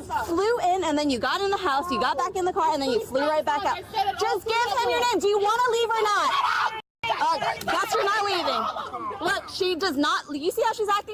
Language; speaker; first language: English; native; English